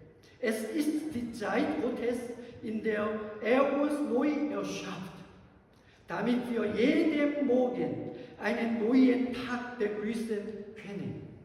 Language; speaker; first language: German; non-native, learner; Korean